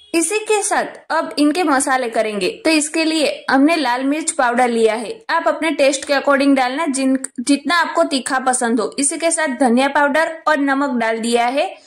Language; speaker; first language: Hindi; non-native, local second language; Gujarati